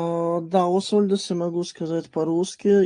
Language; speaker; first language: Russian; native; Russian